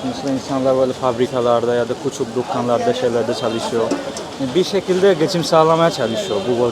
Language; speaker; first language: Turkish; non-native, fluent; Bangla